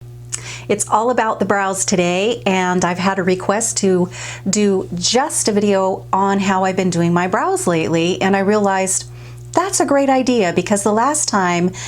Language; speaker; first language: English; native; English